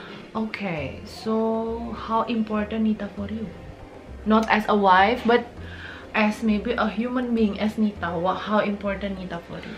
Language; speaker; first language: English; non-native, fluent; Indonesian